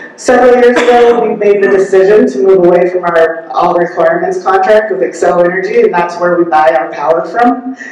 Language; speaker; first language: English; native; English